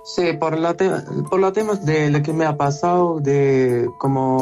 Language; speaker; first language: Spanish; non-native, learner; Arabic